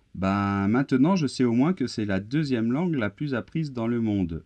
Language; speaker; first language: French; native; French